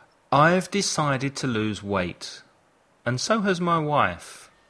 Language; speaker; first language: English; native; English